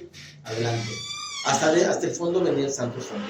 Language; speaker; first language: Spanish; native; Spanish